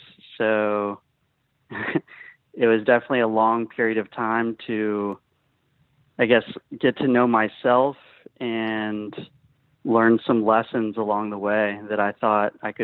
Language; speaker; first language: English; native; English